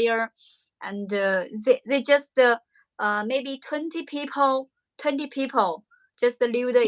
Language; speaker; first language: English; non-native, learner; Chinese